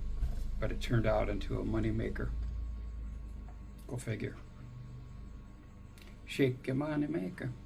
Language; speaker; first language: English; native; English